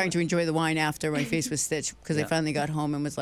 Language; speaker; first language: English; native; English